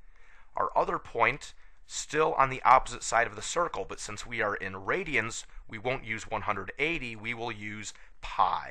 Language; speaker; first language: English; native; English